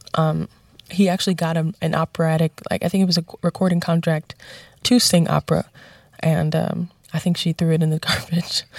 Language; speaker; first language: English; native; English